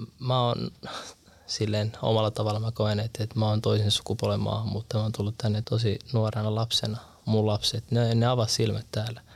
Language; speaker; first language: Finnish; early bilingual, other home language; Arabic